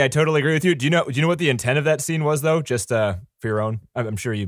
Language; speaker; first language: English; native; English